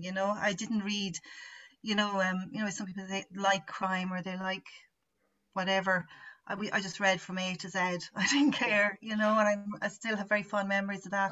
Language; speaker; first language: English; native; English